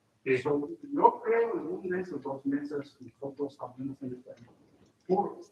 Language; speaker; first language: Spanish; non-native, learner; English